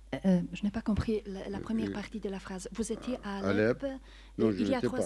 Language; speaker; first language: French; non-native, fluent; Polish